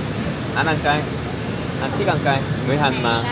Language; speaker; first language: Vietnamese; non-native, learner; Korean